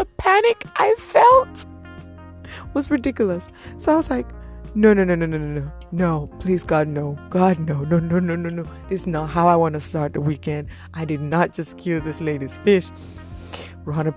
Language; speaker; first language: English; non-native, local second language; Yoruba